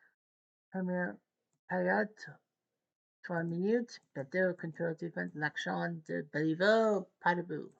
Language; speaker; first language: French; non-native, learner; English